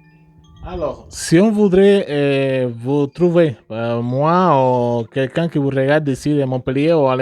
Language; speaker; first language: French; non-native, fluent; Spanish